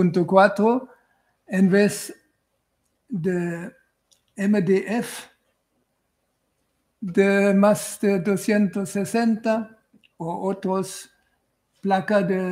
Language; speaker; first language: Spanish; non-native, fluent; German